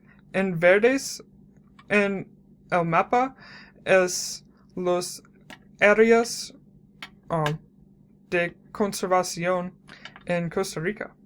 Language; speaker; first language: Spanish; non-native, learner; English